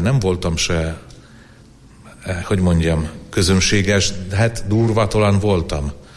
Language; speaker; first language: Hungarian; non-native, fluent; Polish